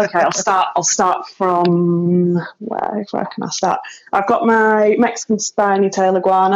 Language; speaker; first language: English; native; English